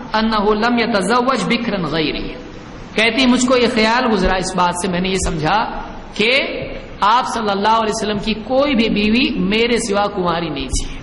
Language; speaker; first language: Urdu; native; Urdu